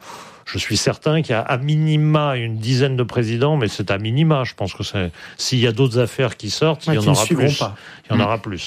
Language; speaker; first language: French; native; French